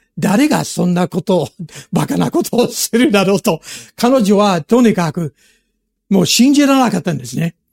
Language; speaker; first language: Japanese; non-native, fluent; English